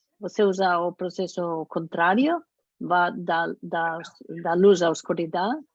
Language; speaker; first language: Portuguese; non-native, learner; Spanish